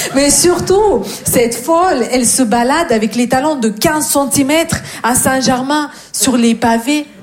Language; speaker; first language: French; non-native, fluent; Russian